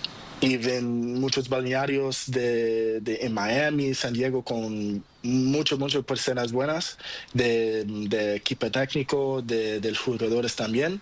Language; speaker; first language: Spanish; non-native, learner; Portuguese